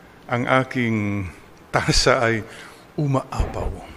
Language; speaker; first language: Filipino; non-native, local second language; Iloko